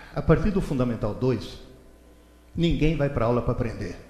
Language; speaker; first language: Portuguese; early bilingual, other home language; Italian